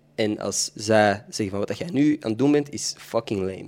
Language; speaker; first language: Dutch; native; Dutch